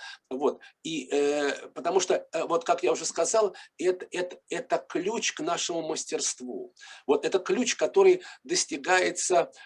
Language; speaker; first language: Russian; native; Russian